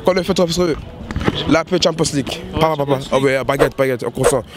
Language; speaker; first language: French; non-native, learner; German